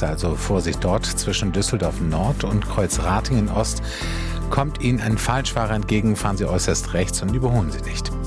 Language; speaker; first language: German; native; German